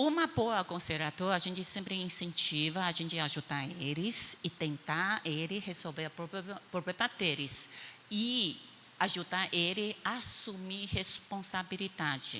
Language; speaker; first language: Portuguese; non-native, fluent; Chinese